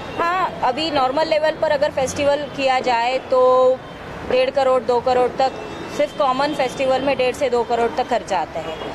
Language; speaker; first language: Hindi; non-native, local second language; Marathi